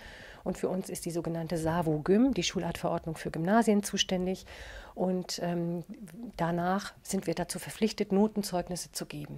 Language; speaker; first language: German; native; German